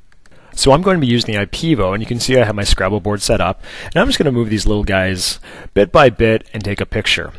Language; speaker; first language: English; native; English